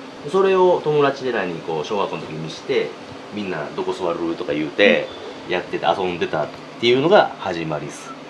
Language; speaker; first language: Japanese; native; Japanese